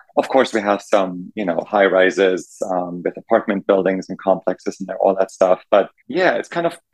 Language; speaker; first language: English; non-native, fluent; German